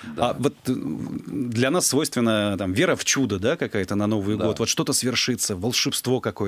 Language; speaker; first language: Russian; native; Russian